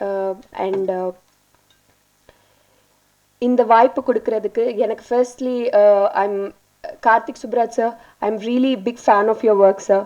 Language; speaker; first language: Tamil; non-native, learner; Telugu